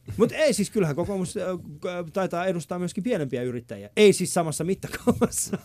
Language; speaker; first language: Finnish; early bilingual, other home language; Persian